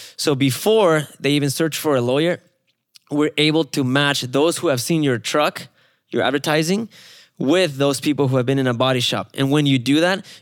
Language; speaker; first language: English; non-native, fluent; Spanish